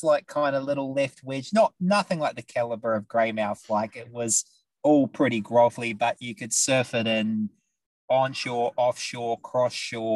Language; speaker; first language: English; native; English